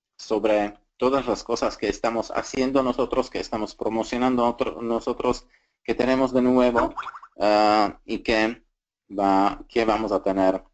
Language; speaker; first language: Spanish; non-native, fluent; Slovak